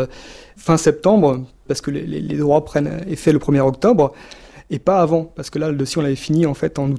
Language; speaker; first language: French; native; French